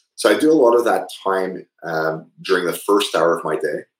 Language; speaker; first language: English; early bilingual, other home language; French